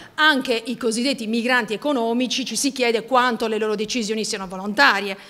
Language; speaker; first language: Italian; native; Italian